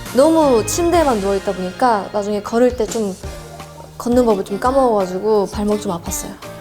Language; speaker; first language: Korean; native; Korean